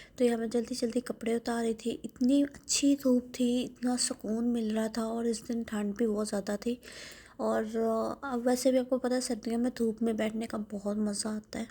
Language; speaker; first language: Urdu; native; Urdu